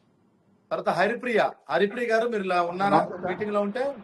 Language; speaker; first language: Telugu; native; Telugu